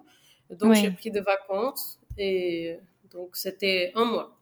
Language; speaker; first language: French; non-native, fluent; Portuguese